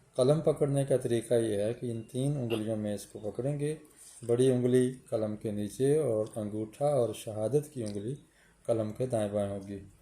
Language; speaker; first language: Urdu; native; Urdu